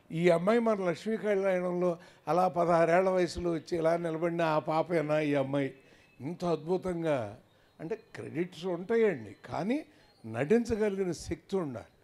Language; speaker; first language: Telugu; native; Telugu